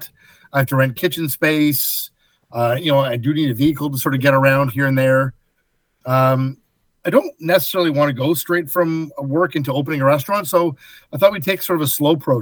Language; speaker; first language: English; native; English